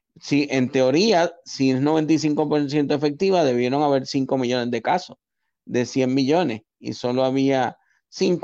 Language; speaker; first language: Spanish; native; Spanish